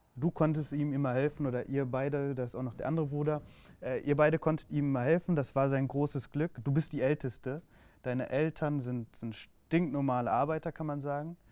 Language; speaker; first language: German; early bilingual, other home language; Turkish